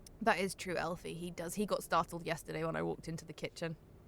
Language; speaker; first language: English; native; English